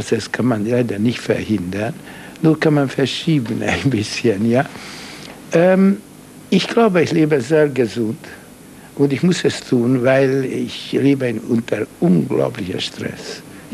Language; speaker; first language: German; non-native, fluent; Hungarian